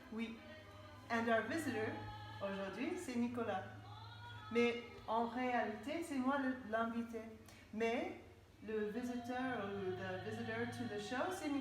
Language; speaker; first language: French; non-native, learner; English